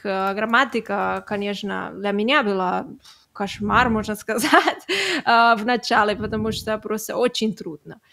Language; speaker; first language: Russian; non-native, learner; Catalan